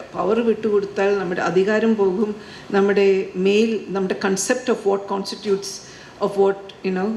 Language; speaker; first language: English; non-native, local second language; Malayalam